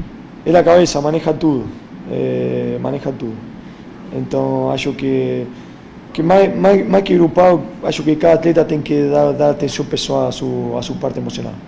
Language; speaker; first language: Portuguese; non-native, fluent; Spanish